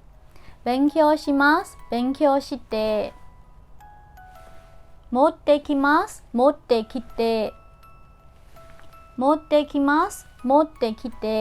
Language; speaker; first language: Japanese; non-native, fluent; Burmese